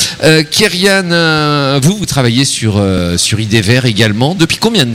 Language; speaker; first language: French; native; French